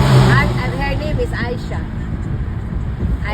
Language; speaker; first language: English; non-native, local second language; Cebuano